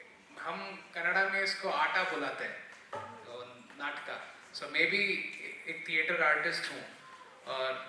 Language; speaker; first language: Hindi; non-native, local second language; Kannada